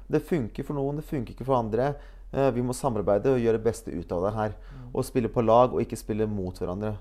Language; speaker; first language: Norwegian; early bilingual, other home language; Bosnian